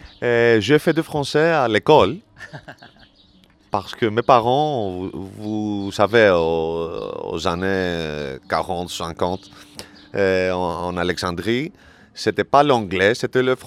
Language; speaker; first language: French; non-native, learner; Greek